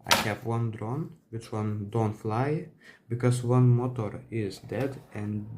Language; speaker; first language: English; non-native, learner; Lithuanian